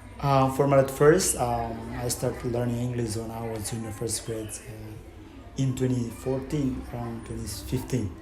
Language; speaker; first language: English; non-native, fluent; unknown